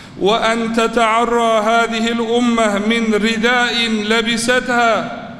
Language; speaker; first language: Arabic; non-native, fluent; Turkish